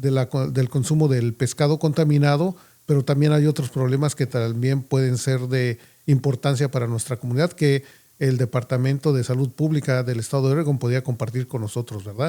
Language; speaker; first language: Spanish; native; Spanish